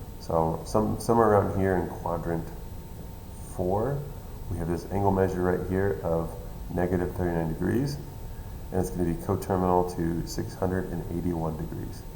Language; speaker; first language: English; native; English